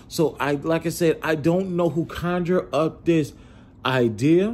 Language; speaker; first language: English; native; English